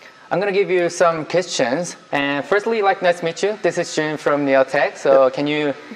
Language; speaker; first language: English; non-native, learner; Korean